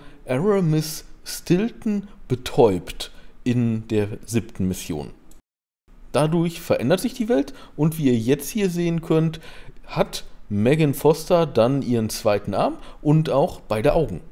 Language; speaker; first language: German; native; German